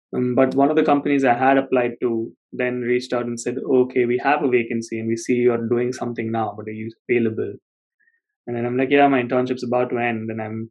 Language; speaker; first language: English; non-native, local second language; Tamil